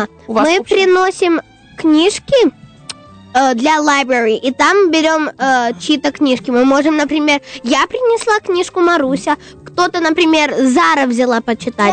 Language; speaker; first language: Russian; early bilingual, heritage; Russian